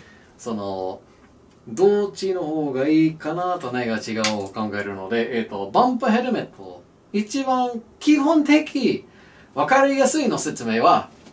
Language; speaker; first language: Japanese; non-native, learner; English